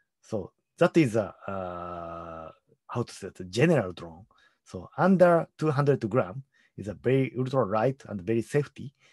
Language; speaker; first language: English; non-native, learner; Japanese